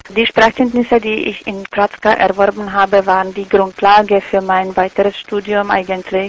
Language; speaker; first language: German; non-native, fluent; Czech